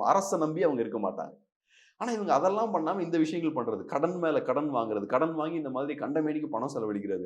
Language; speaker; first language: Tamil; native; Tamil